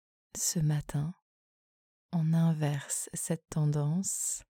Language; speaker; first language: French; native; French